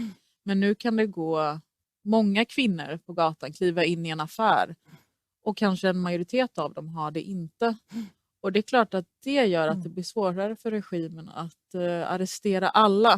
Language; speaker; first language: Swedish; early bilingual, other home language; Persian